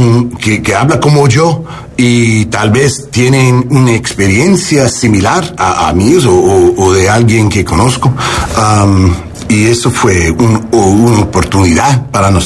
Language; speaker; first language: Spanish; early bilingual, heritage; English